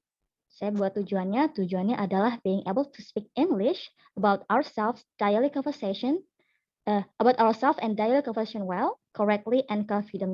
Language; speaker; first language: English; non-native, learner; Indonesian